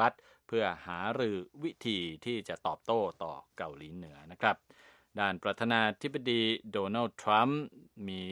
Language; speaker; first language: Thai; native; Thai